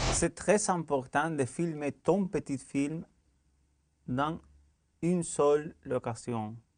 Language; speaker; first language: French; non-native, learner; Spanish